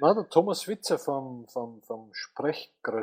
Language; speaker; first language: German; native; German